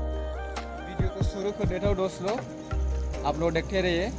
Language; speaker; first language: Hindi; non-native, local second language; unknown